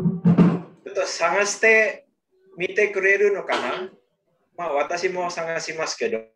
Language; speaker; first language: Japanese; non-native, learner; Indonesian